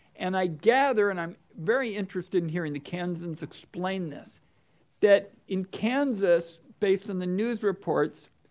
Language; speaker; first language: English; native; English